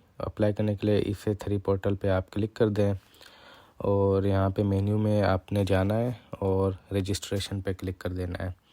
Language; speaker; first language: Urdu; non-native, local second language; Punjabi